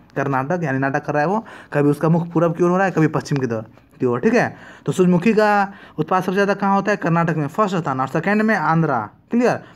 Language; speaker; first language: Hindi; native; Hindi